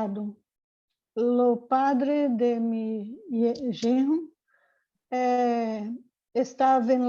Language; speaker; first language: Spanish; non-native, learner; Portuguese